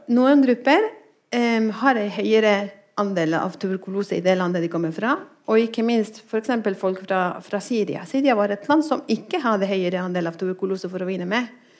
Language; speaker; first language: Norwegian; non-native, fluent; Spanish